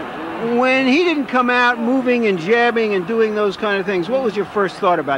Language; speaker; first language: English; native; English